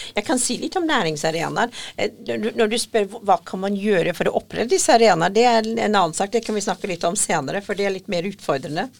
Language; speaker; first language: Norwegian; non-native, fluent; English